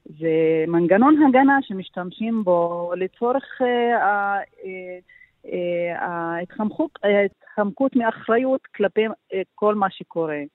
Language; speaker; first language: Hebrew; non-native, local second language; Arabic